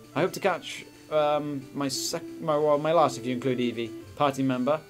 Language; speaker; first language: English; native; English